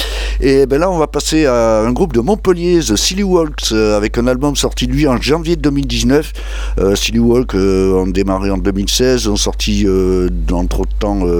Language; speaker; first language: French; native; French